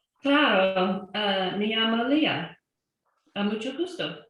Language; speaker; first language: Spanish; non-native, learner; English